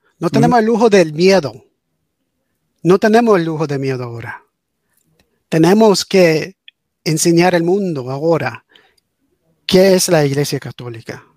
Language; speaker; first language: Spanish; early bilingual, heritage; English